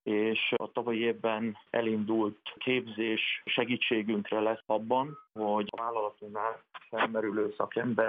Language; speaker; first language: Hungarian; native; Hungarian